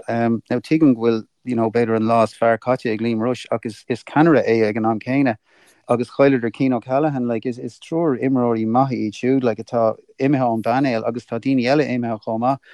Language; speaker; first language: Irish; native; Irish